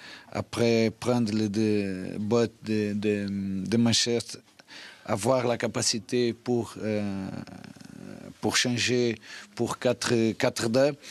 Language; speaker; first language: French; non-native, learner; Portuguese